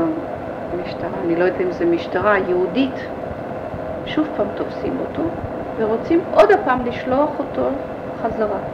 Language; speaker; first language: Hebrew; early bilingual, other home language; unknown